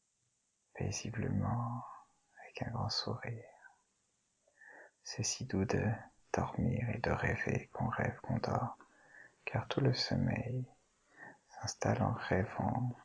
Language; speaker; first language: French; native; French